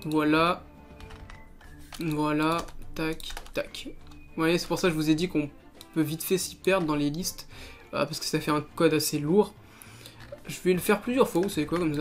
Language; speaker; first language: French; native; French